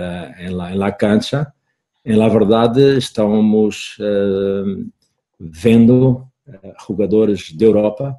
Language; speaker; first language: Spanish; non-native, fluent; Portuguese